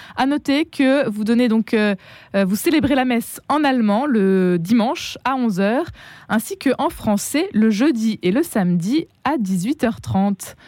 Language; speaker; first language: French; native; French